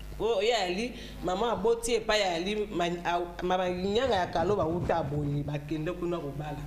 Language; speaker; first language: Lingala; non-native, local second language; Luba-Lulua